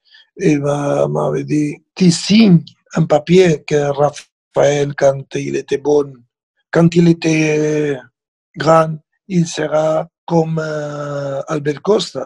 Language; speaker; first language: French; non-native, fluent; Spanish